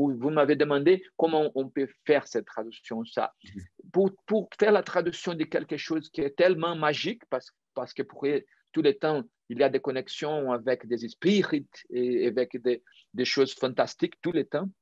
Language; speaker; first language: French; non-native, fluent; Portuguese